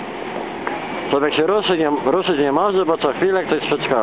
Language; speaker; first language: Polish; native; Polish